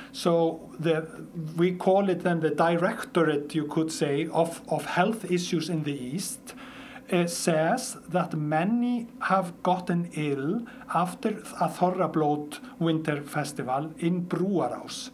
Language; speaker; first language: English; non-native, fluent; Icelandic